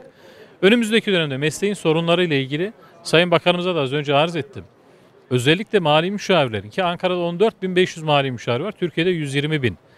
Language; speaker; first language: Turkish; native; Turkish